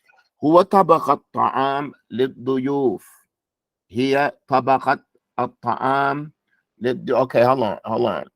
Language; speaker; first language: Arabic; non-native, fluent; English